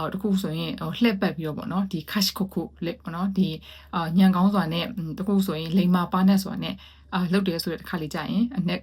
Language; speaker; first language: Burmese; native; Burmese